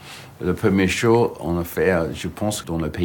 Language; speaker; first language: French; non-native, fluent; English